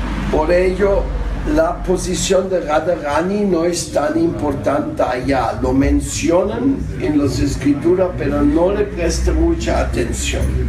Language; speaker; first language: Spanish; non-native, fluent; German